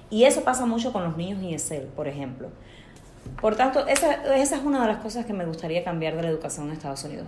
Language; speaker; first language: Spanish; native; Spanish